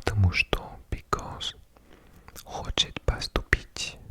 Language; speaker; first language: Russian; non-native, learner; English